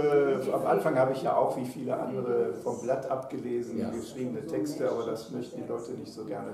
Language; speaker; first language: German; native; German